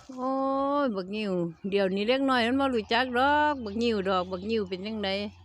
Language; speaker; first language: Thai; native; Thai